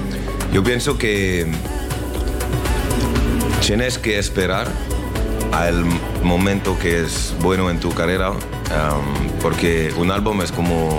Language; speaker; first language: Spanish; non-native, learner; French